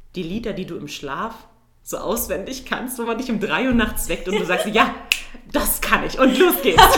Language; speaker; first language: German; native; German